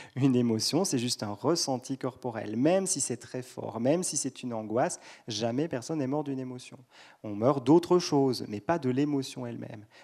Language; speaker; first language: French; native; French